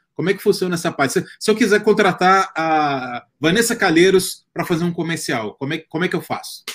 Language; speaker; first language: Portuguese; native; Portuguese